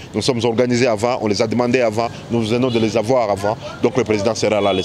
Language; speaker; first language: French; non-native, local second language; Swahili